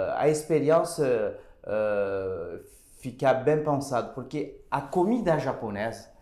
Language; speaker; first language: Portuguese; non-native, fluent; French